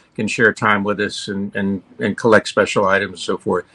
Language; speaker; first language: English; native; English